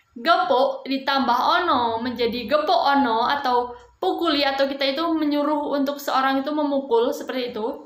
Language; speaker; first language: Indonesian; non-native, local second language; Javanese